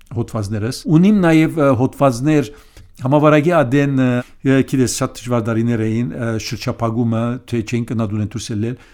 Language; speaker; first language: Armenian; early bilingual, heritage; Armenian